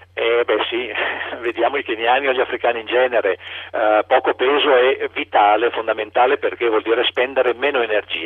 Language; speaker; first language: Italian; native; Italian